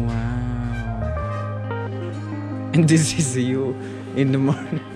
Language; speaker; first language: English; non-native, fluent; Slovak